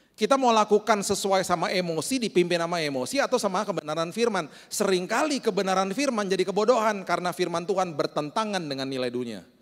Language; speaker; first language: Indonesian; native; Indonesian